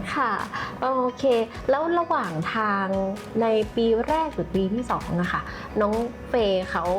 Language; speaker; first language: Thai; native; Thai